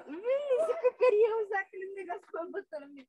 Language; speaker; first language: Portuguese; native; Portuguese